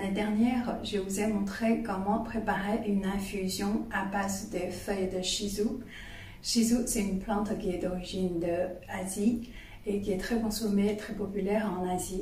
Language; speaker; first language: French; non-native, fluent; Chinese